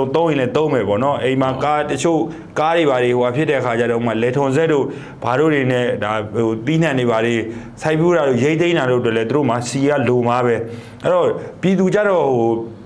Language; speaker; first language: Burmese; native; Burmese